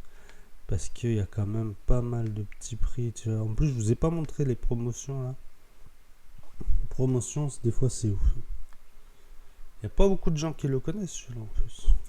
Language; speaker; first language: French; native; French